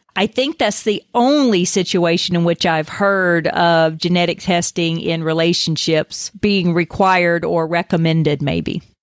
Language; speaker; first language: English; native; English